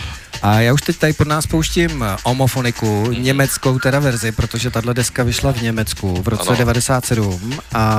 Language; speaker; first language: Czech; native; Czech